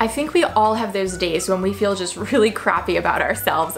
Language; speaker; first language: English; native; English